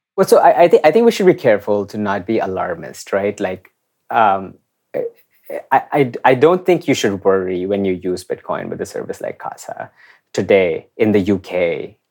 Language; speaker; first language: English; non-native, local second language; Hindi